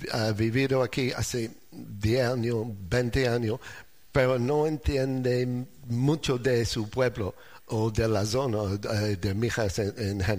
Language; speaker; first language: Spanish; non-native, learner; English